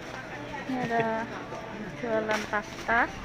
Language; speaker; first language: Indonesian; non-native, local second language; Javanese